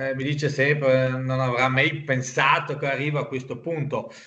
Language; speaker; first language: Italian; non-native, local second language; German